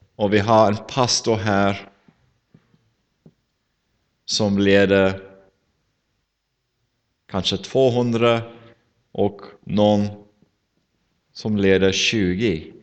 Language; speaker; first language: Swedish; non-native, fluent; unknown